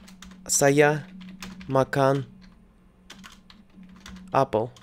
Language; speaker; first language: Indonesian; non-native, learner; Russian